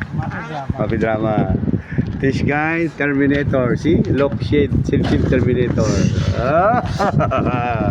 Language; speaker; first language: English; non-native, learner; Filipino